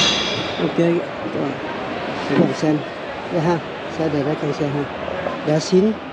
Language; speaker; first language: Norwegian; non-native, learner; Vietnamese